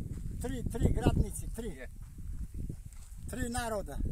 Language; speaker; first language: Polish; non-native, learner; Macedonian